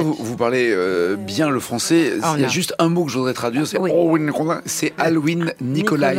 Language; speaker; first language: French; native; French